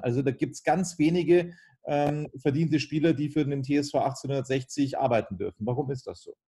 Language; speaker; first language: German; native; German